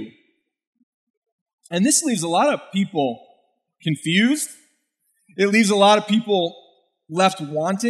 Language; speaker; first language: English; native; English